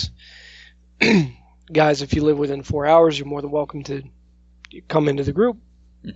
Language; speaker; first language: English; native; English